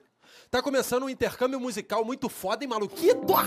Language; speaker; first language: Portuguese; native; Portuguese